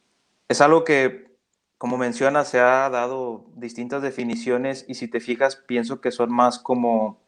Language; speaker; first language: Spanish; native; Spanish